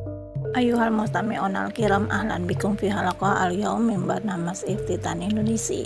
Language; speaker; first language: Arabic; non-native, fluent; Indonesian